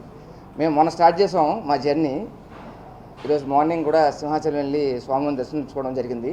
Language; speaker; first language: Telugu; native; Telugu